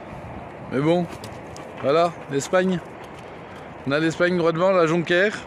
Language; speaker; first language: French; native; French